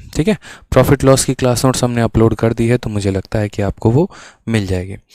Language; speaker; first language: Hindi; native; Hindi